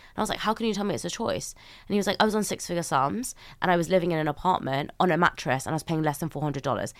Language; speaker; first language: English; early bilingual, other home language; Hindi